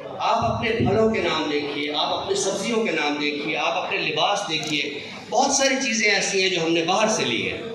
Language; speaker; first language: Urdu; non-native, local second language; Saraiki